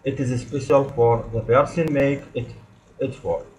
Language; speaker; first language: English; non-native, learner; Arabic